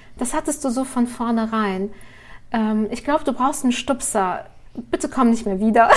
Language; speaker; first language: German; early bilingual, other home language; Russian